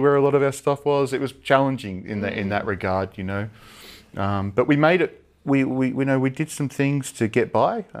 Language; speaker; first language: English; native; English